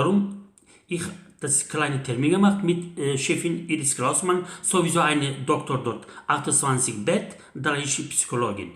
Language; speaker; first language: German; non-native, learner; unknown